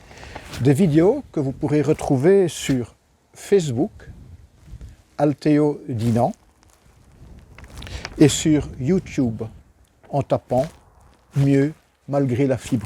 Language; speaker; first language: French; native; French